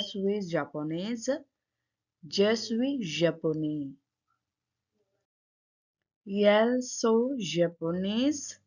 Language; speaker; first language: French; non-native, learner; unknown